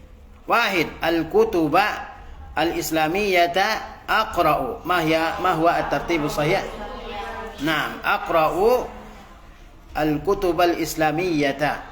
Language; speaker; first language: Arabic; non-native, fluent; Indonesian